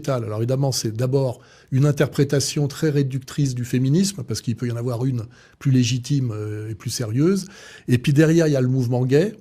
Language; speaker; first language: French; native; French